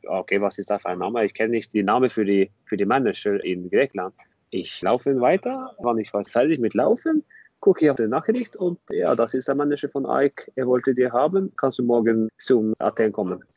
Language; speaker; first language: German; non-native, fluent; Norwegian